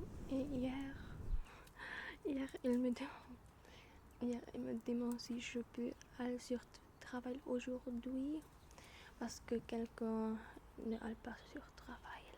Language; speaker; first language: French; non-native, learner; German